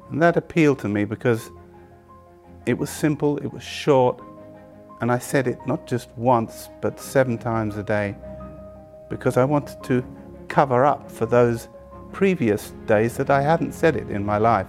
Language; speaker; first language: English; native; English